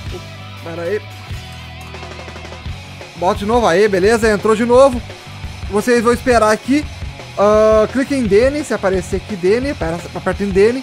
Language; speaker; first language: Portuguese; native; Portuguese